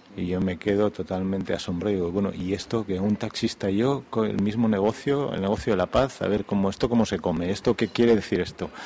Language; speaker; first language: Spanish; native; Spanish